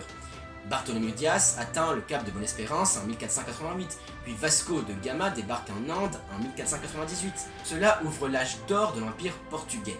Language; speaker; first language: French; native; French